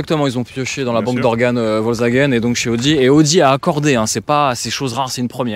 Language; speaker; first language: French; native; French